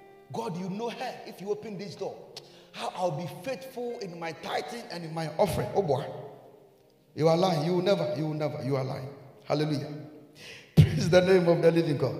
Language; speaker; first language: English; non-native, local second language; Akan